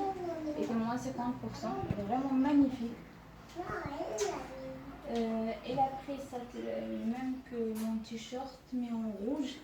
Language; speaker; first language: French; non-native, fluent; Arabic